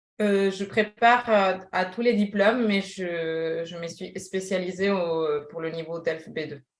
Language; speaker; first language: French; non-native, fluent; Spanish